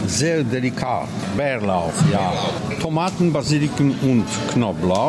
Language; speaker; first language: German; non-native, learner; Polish